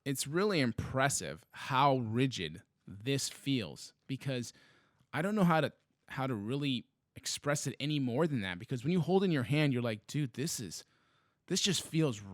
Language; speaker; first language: English; native; English